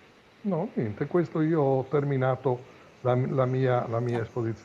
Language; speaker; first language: Italian; native; Italian